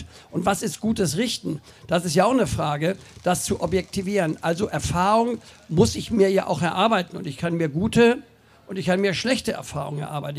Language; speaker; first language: German; native; German